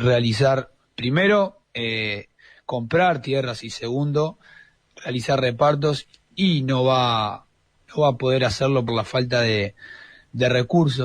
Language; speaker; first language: Spanish; native; Spanish